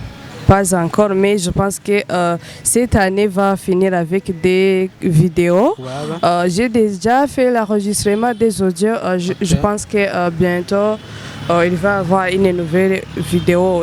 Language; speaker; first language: French; non-native, local second language; Rundi